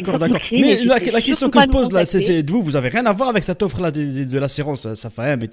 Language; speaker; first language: French; native; French